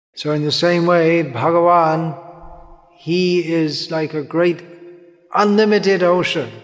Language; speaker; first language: English; native; English